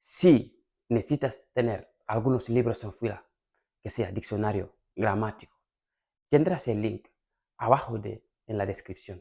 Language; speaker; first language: Spanish; non-native, fluent; Fula